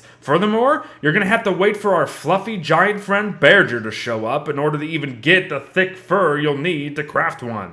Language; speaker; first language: English; native; English